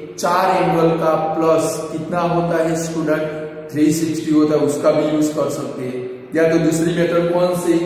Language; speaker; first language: Hindi; non-native, local second language; Gujarati